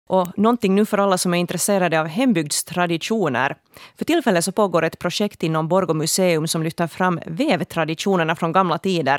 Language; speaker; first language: Swedish; native; Swedish